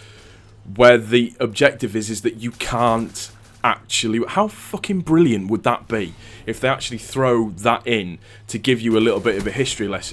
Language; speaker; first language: English; native; English